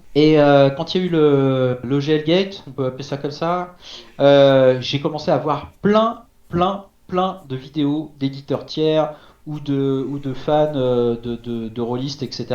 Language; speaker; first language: French; native; French